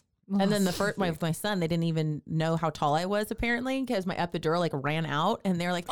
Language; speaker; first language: English; native; English